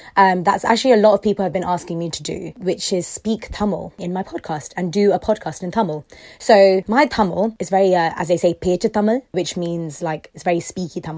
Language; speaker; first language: English; early bilingual, other home language; Tamil